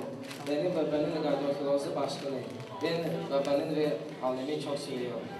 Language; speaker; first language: Turkish; non-native, learner; Tajik